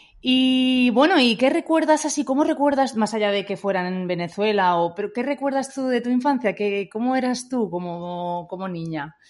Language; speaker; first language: Spanish; native; Spanish